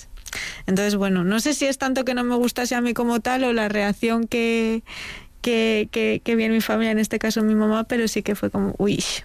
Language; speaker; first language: Spanish; native; Spanish